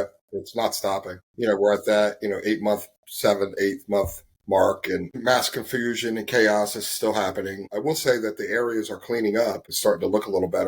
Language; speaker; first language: English; native; English